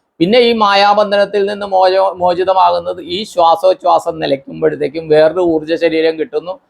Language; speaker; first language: Malayalam; non-native, local second language; Konkani